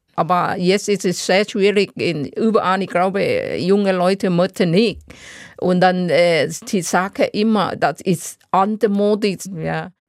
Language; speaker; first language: German; non-native, learner; Thai